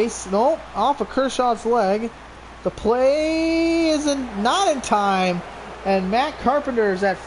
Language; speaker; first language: English; native; English